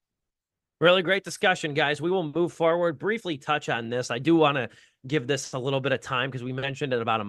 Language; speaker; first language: English; native; English